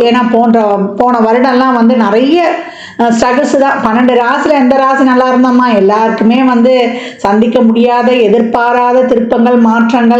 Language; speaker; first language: Tamil; native; Tamil